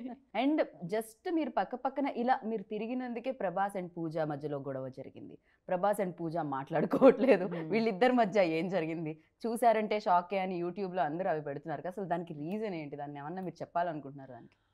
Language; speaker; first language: Telugu; native; Telugu